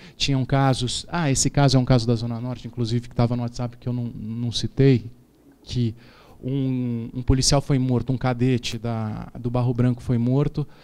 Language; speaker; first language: Portuguese; native; Portuguese